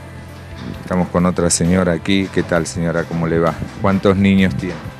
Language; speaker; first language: Spanish; native; Spanish